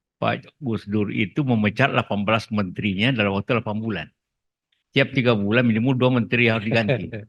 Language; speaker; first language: Indonesian; non-native, local second language; Buginese